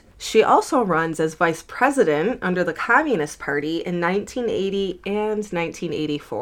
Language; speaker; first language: English; native; English